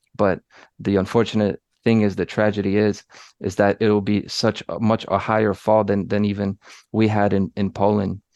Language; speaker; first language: English; early bilingual, other home language; Polish